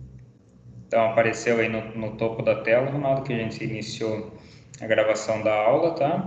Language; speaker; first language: Portuguese; native; Portuguese